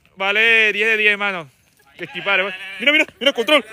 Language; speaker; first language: Spanish; native; Spanish